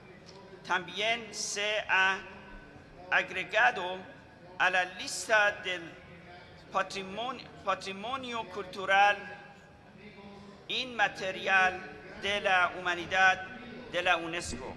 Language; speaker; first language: Spanish; non-native, fluent; Persian